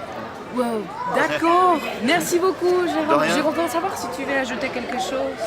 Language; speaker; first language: French; non-native, fluent; Spanish